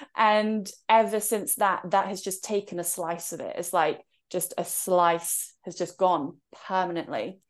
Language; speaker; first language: English; native; English